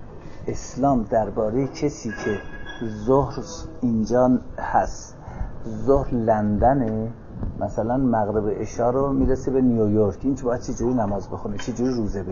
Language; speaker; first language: Persian; native; Persian